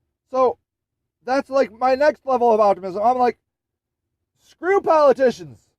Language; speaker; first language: English; native; English